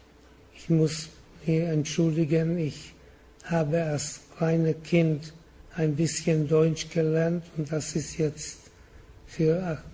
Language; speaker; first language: German; non-native, learner; Czech